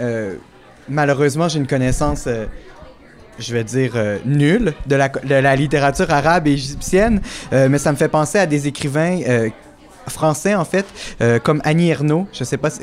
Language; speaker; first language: French; native; French